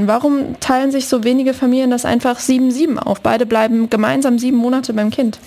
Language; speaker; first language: German; native; German